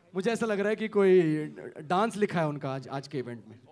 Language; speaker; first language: Hindi; non-native, local second language; Telugu